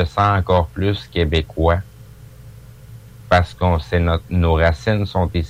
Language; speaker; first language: French; native; French